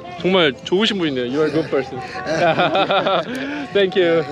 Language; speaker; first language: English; non-native, learner; Korean